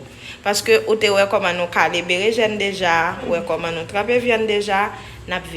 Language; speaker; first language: French; non-native, local second language; Haitian Creole